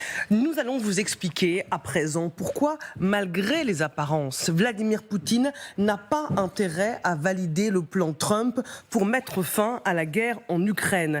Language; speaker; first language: French; native; French